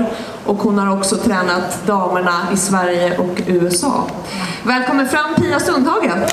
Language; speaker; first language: Swedish; native; Swedish